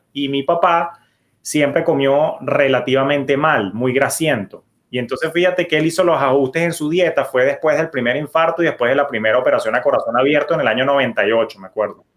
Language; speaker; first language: Spanish; native; Spanish